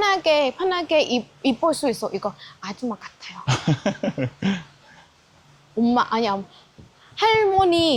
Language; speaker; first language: Korean; non-native, learner; Vietnamese